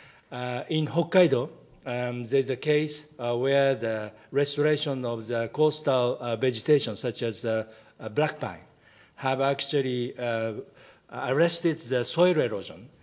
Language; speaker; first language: English; non-native, fluent; Japanese